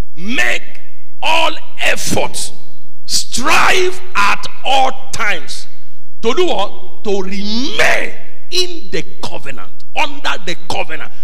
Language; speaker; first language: English; non-native, local second language; Yoruba